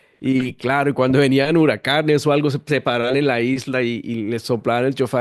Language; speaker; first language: Spanish; native; Spanish